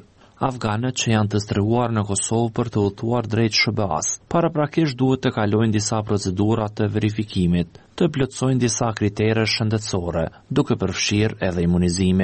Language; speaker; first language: Albanian; native; Albanian